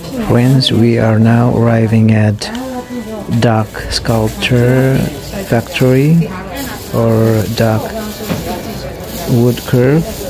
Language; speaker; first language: English; non-native, fluent; Indonesian